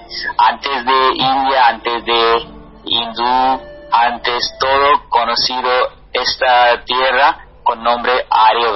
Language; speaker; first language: Spanish; non-native, learner; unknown